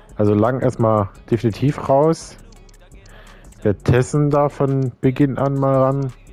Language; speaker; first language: German; native; German